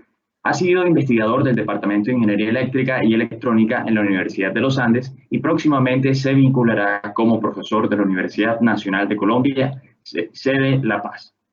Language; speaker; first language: Spanish; native; Spanish